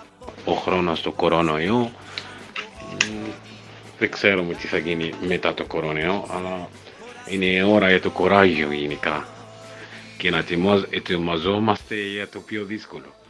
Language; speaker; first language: Greek; non-native, fluent; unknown